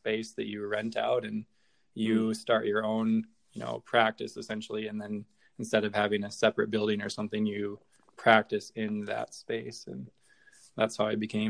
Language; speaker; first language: English; native; English